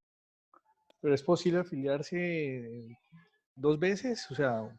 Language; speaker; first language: Spanish; native; Spanish